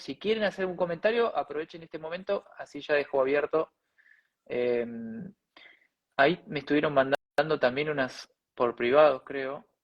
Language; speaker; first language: Spanish; native; Spanish